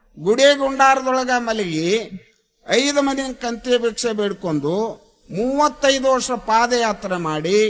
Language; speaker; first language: Kannada; native; Kannada